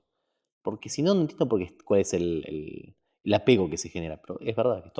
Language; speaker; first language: Spanish; native; Spanish